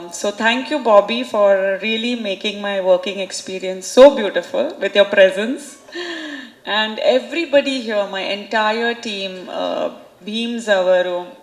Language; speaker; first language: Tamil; non-native, local second language; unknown